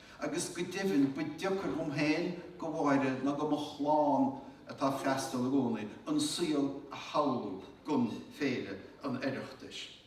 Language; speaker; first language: Irish; native; Irish